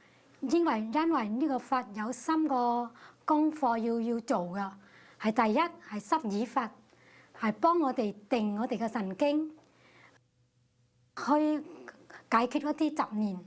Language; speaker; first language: Cantonese; early bilingual, heritage; Cantonese